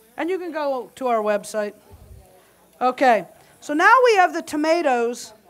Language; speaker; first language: English; native; English